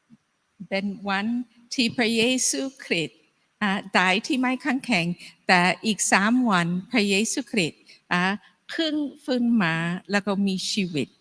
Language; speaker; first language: Thai; non-native, fluent; English